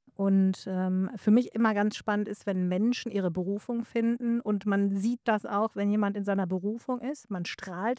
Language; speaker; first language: German; native; German